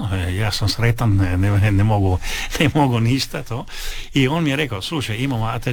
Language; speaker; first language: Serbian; non-native, fluent; Italian